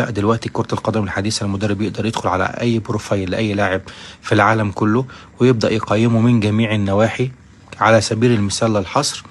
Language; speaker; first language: Arabic; native; Arabic